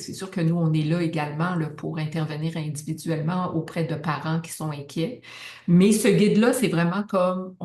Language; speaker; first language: French; native; French